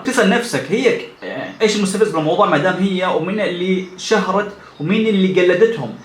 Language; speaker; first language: Arabic; native; Arabic